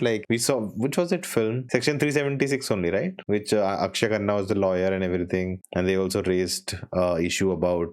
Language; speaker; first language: English; non-native, local second language; Hindi